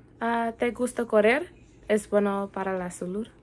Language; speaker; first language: Spanish; non-native, learner; English